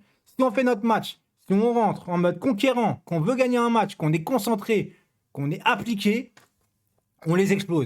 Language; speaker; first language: French; native; French